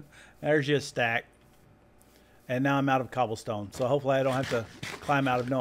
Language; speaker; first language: English; native; English